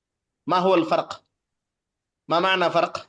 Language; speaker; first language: Arabic; non-native, fluent; Tamil